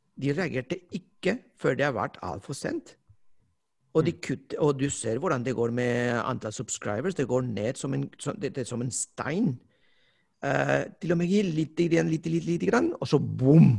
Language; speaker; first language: Norwegian; non-native, fluent; Spanish